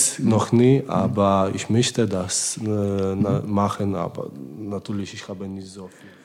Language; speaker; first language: German; non-native, learner; Polish